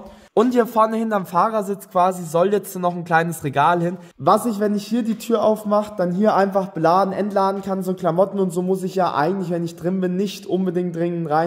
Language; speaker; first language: German; native; German